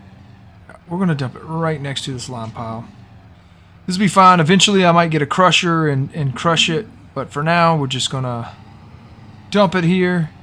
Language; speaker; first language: English; native; English